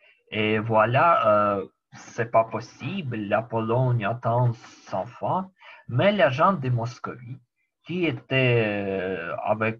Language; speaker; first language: French; non-native, learner; Ukrainian